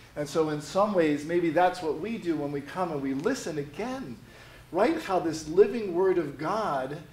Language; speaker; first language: English; native; English